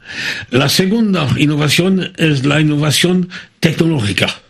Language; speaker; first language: Spanish; non-native, fluent; French